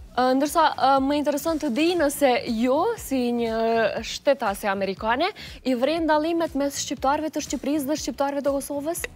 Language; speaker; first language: Albanian; native; Albanian